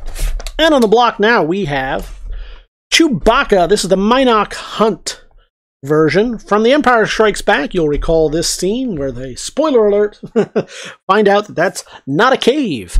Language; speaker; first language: English; native; English